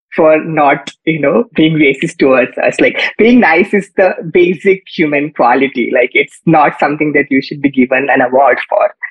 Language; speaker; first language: English; non-native, local second language; Kannada